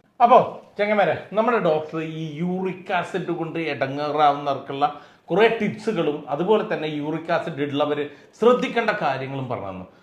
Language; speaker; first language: Malayalam; native; Malayalam